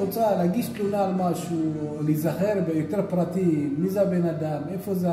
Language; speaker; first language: Hebrew; native; Hebrew